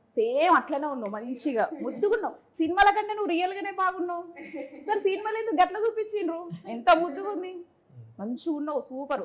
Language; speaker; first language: Telugu; native; Telugu